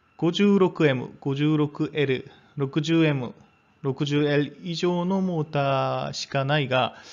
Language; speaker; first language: Japanese; non-native, fluent; Korean